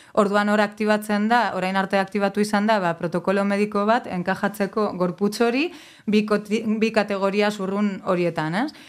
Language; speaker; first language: Basque; native; Basque